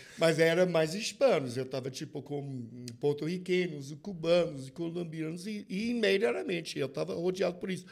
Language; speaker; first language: Portuguese; non-native, fluent; English